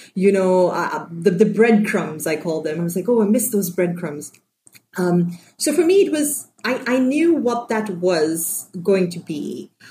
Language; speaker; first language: English; non-native, local second language; Sinhala